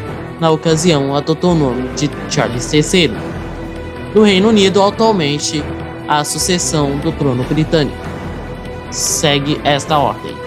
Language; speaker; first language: Portuguese; native; Portuguese